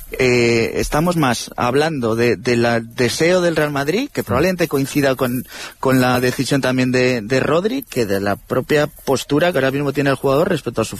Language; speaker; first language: Spanish; native; Spanish